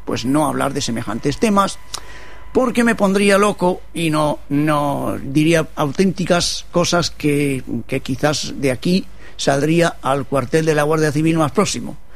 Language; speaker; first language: Spanish; non-native, local second language; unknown